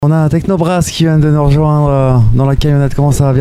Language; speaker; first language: French; native; French